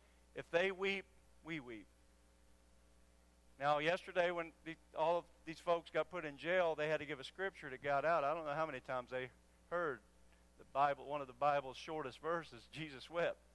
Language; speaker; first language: English; native; English